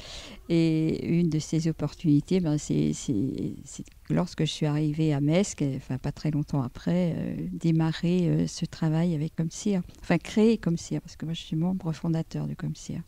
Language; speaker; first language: French; native; French